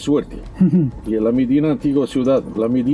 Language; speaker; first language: Spanish; non-native, learner; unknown